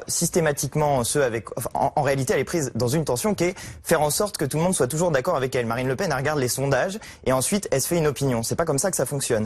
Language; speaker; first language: French; native; French